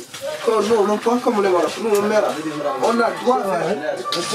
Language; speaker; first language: French; non-native, local second language; Arabic